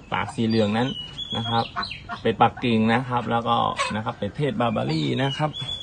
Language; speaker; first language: Thai; native; Thai